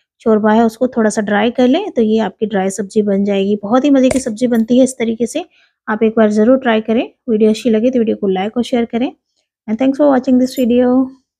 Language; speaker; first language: Hindi; native; Hindi